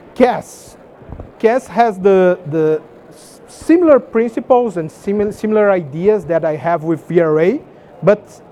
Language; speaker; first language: English; non-native, fluent; Portuguese